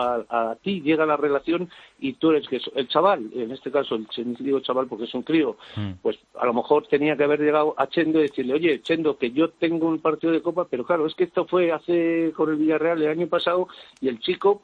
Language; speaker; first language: Spanish; native; Spanish